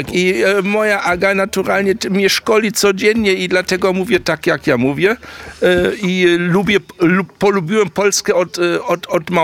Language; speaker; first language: Polish; early bilingual, heritage; German